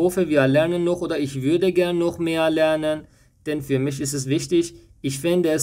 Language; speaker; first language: German; non-native, fluent; Persian